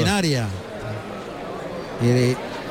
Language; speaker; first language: Spanish; native; Spanish